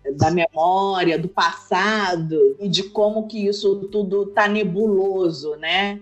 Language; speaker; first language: Portuguese; native; Portuguese